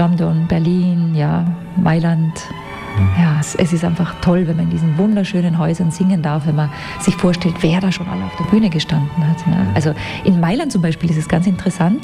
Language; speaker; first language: German; native; German